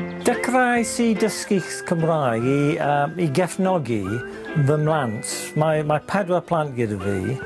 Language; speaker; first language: Welsh; non-native, learner; English